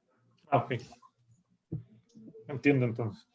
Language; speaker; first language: Spanish; native; Spanish